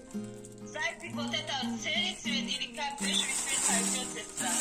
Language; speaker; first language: Russian; non-native, learner; Tajik